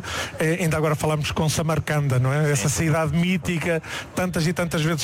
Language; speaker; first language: Portuguese; native; Portuguese